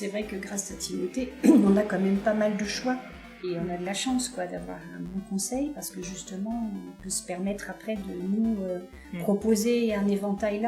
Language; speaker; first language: French; native; French